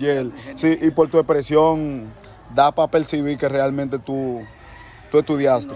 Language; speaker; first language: Spanish; native; Spanish